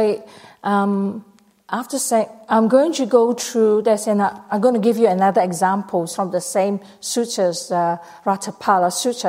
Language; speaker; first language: English; non-native, local second language; Cantonese